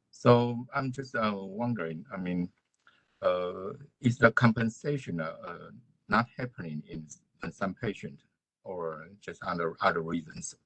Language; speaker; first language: English; non-native, fluent; Chinese